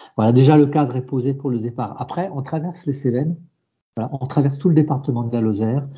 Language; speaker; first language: French; native; French